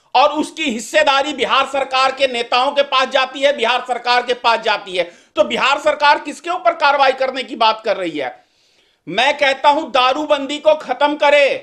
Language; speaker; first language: Hindi; native; Hindi